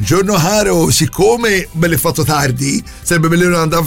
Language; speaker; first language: Italian; native; Italian